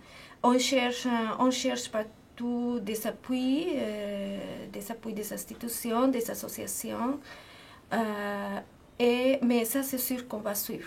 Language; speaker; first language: French; non-native, fluent; Spanish